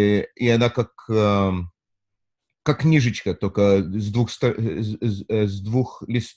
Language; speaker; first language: Russian; early bilingual, heritage; Russian